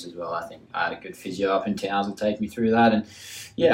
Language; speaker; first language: English; native; English